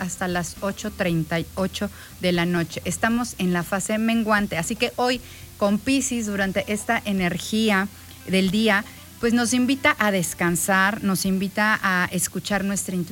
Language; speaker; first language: Spanish; native; Spanish